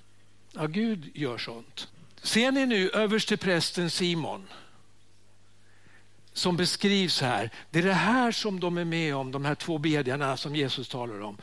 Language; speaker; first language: Swedish; native; Swedish